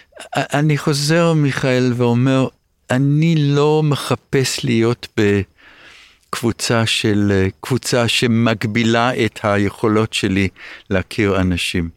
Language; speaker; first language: Hebrew; early bilingual, other home language; English